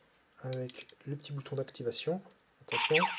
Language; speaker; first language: French; native; French